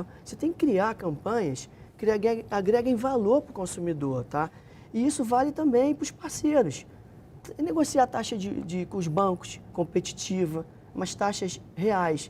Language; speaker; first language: Portuguese; native; Portuguese